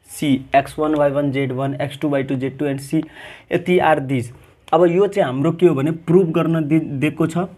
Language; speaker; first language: Nepali; non-native, local second language; Maithili